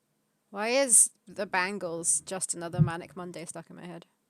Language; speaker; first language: English; native; English